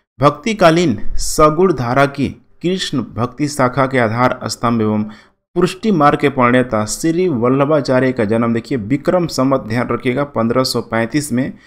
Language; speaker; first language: Hindi; native; Hindi